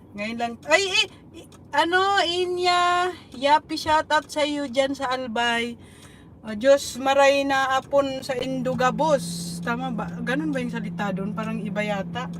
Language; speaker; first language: Filipino; non-native, local second language; Bikol